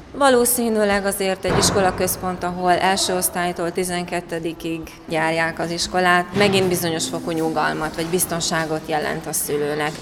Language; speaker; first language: Hungarian; native; Hungarian